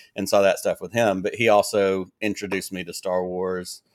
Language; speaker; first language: English; native; English